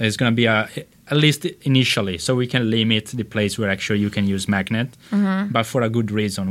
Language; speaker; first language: English; non-native, fluent; Italian